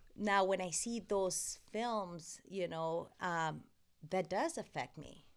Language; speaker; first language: English; non-native, fluent; Spanish